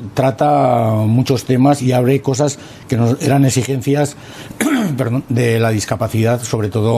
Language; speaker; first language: Spanish; native; Spanish